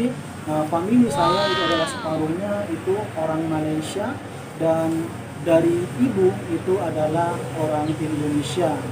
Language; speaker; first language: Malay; non-native, local second language; Madurese